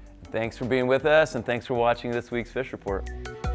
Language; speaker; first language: English; native; English